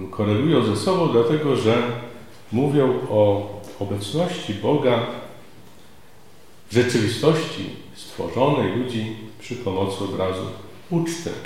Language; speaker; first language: Polish; native; Polish